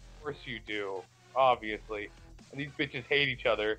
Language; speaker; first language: English; native; English